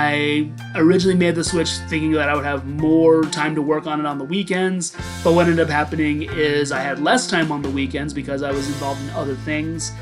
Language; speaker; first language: English; native; English